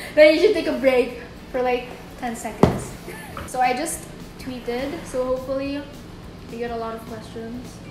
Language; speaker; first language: English; non-native, local second language; Filipino